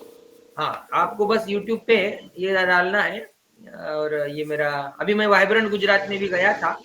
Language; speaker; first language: Hindi; native; Hindi